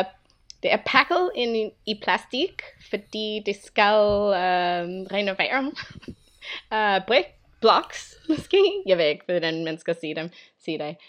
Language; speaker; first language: Danish; non-native, fluent; English